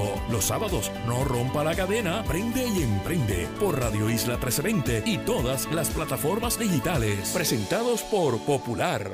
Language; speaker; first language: Spanish; native; Spanish